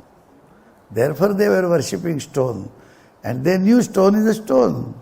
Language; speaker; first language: English; non-native, local second language; Marathi